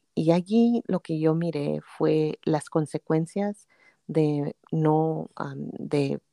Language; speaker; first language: Spanish; native; Spanish